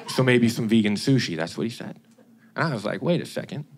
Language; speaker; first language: English; native; English